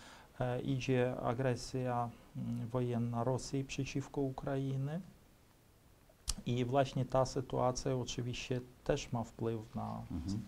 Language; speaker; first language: Polish; non-native, fluent; Ukrainian